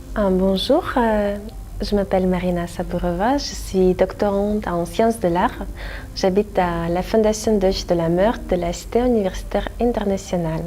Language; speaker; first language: French; non-native, fluent; Russian